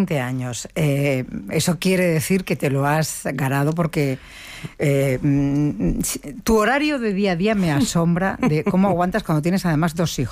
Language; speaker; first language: Spanish; native; Spanish